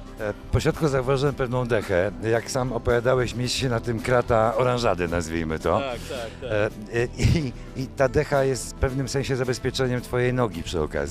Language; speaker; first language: Polish; native; Polish